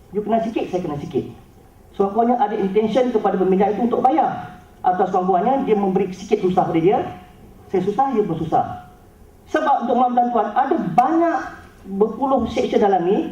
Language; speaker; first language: Malay; native; Malay